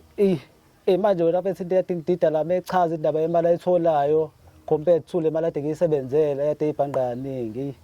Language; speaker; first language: Zulu; native; Zulu